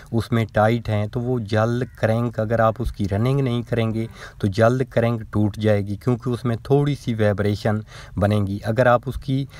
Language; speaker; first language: Urdu; non-native, local second language; Punjabi